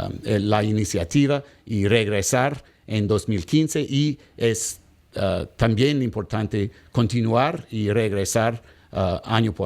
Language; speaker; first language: Spanish; non-native, learner; English